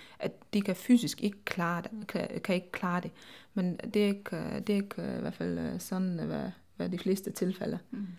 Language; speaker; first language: Danish; non-native, fluent; Polish